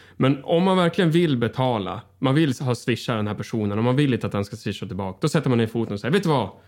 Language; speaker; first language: Swedish; native; Swedish